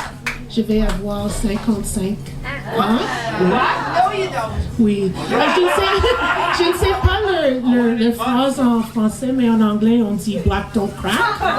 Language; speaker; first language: French; non-native, learner; English